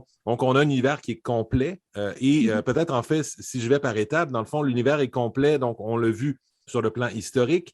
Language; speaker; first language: French; native; French